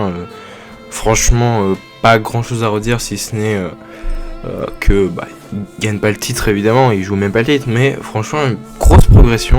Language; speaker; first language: French; native; French